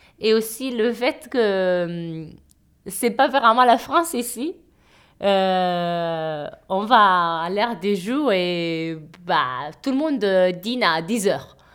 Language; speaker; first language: French; non-native, fluent; Italian